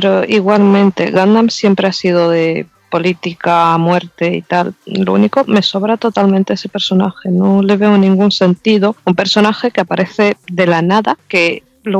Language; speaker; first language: Spanish; native; Spanish